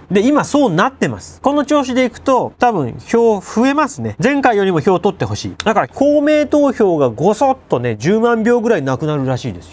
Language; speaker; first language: Japanese; native; Japanese